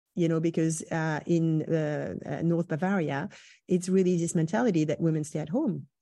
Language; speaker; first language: English; non-native, fluent; French